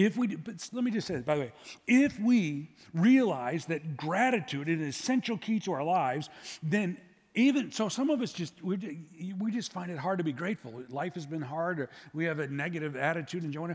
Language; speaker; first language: English; native; English